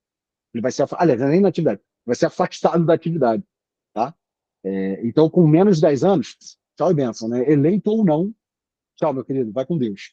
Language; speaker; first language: Portuguese; native; Portuguese